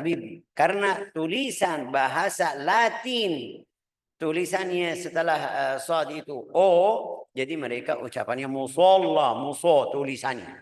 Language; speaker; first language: Indonesian; non-native, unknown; Arabic